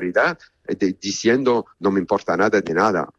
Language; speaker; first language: Spanish; non-native, learner; Italian